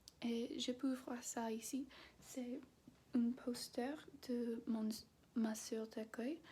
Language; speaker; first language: French; non-native, learner; English